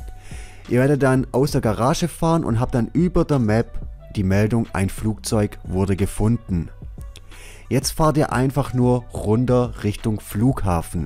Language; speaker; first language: German; native; German